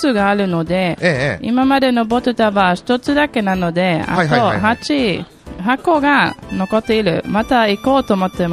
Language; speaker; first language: Japanese; non-native, fluent; German